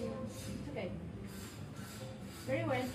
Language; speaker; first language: English; non-native, learner; Spanish